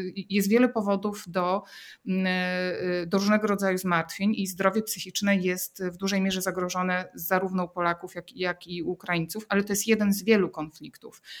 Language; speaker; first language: Polish; native; Polish